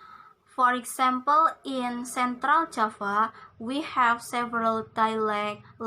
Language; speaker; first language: English; non-native, learner; Indonesian